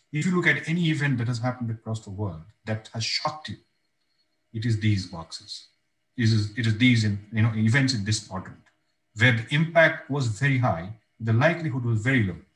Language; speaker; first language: English; non-native, local second language; Bangla